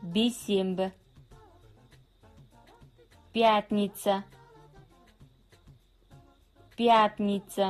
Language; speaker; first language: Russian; non-native, fluent; Kazakh